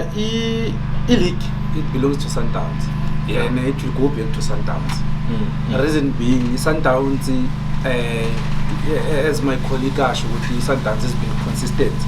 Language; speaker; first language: English; non-native, local second language; Zulu